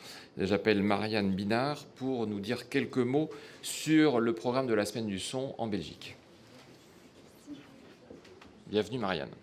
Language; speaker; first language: French; native; French